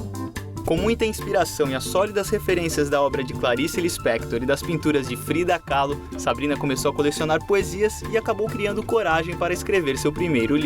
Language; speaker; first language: Portuguese; native; Portuguese